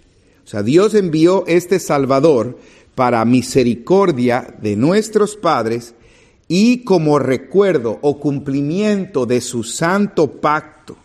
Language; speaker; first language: Spanish; native; Spanish